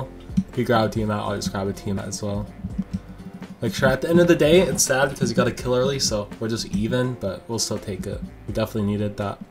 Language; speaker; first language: English; native; English